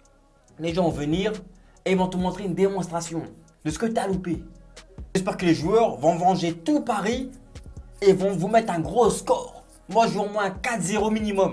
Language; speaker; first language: French; native; French